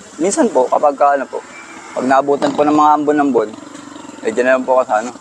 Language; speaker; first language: Filipino; native; Filipino